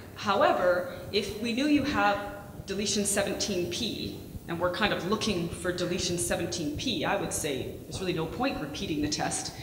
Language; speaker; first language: English; native; English